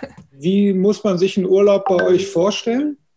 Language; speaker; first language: German; native; German